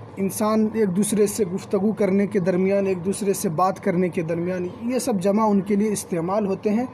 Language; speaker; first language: Urdu; native; Urdu